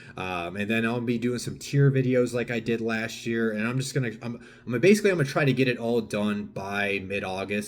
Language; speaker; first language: English; native; English